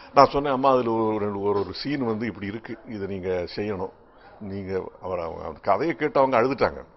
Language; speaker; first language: Tamil; native; Tamil